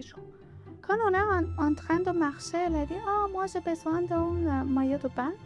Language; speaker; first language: French; non-native, learner; Persian